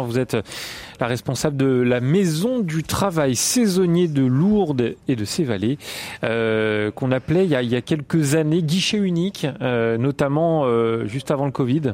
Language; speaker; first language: French; native; French